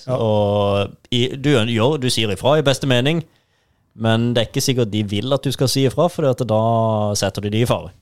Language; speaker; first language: Norwegian; native; Norwegian